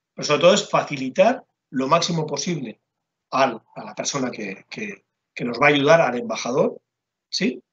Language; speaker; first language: Spanish; native; Spanish